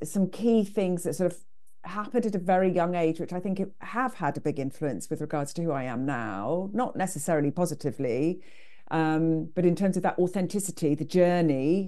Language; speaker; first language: English; native; English